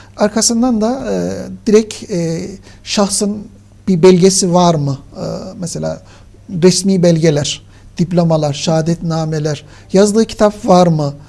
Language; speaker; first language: Turkish; native; Turkish